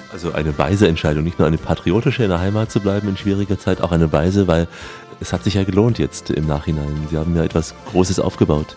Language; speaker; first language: German; native; German